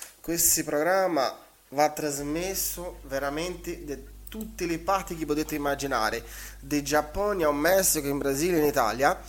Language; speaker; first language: Italian; non-native, fluent; Portuguese